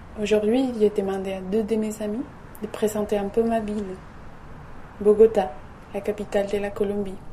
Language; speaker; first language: French; non-native, fluent; Spanish